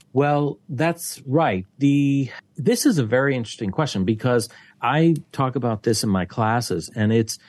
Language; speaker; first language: English; native; English